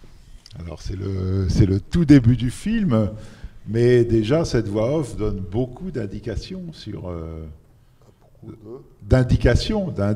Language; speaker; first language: French; native; French